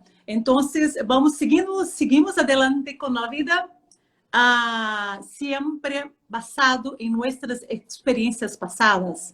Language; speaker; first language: Spanish; non-native, fluent; Portuguese